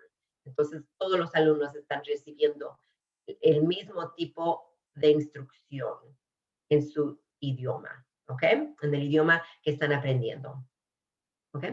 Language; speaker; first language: Spanish; early bilingual, other home language; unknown